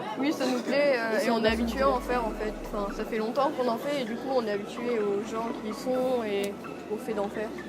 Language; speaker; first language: French; native; French